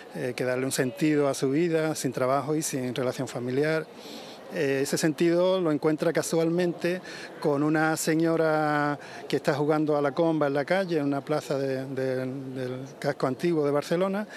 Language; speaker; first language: Spanish; native; Spanish